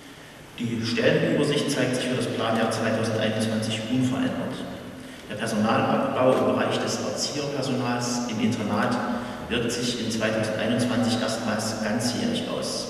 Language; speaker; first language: German; native; German